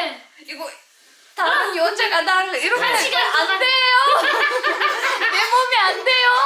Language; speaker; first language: Korean; non-native, learner; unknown